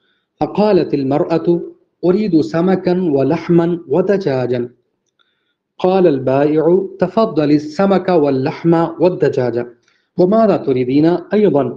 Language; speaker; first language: Arabic; non-native, fluent; Urdu